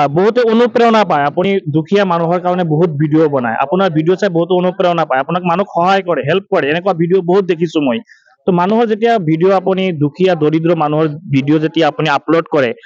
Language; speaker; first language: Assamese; non-native, local second language; Bangla